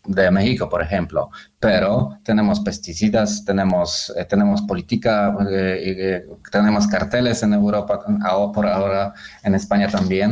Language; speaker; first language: Spanish; non-native, learner; Polish